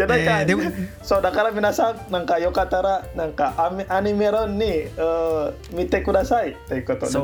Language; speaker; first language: Japanese; non-native, learner; Indonesian